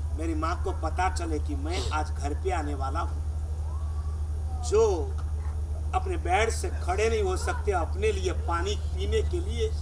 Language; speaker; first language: Hindi; non-native, local second language; Gujarati